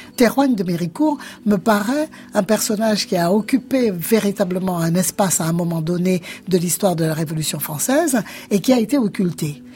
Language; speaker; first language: French; native; French